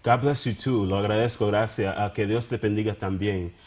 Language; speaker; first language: Spanish; early bilingual, heritage; Spanish